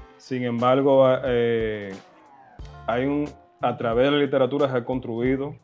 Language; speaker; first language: Spanish; early bilingual, heritage; Spanish